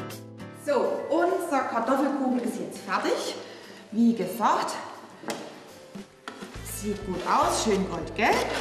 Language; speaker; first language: German; native; German